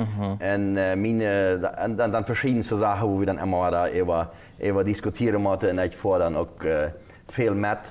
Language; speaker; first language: German; non-native, local second language; Plautdietsch